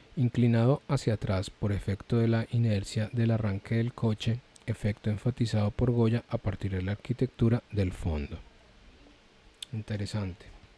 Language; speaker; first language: Spanish; native; Spanish